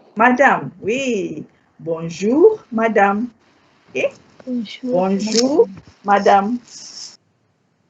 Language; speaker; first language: French; non-native, fluent; Malay